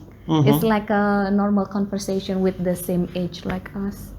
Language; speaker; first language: English; non-native, learner; Balinese